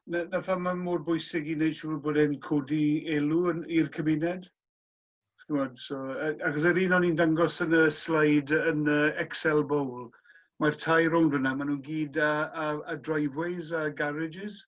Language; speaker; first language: Welsh; non-native, local second language; English